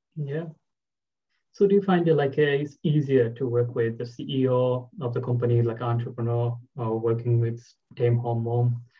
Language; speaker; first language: English; non-native, local second language; Bangla